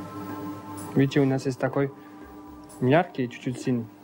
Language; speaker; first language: Russian; non-native, learner; French